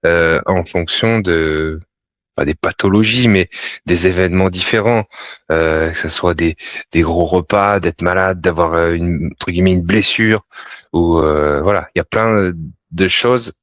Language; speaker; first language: French; native; French